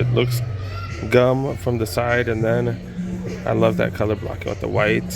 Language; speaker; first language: English; native; English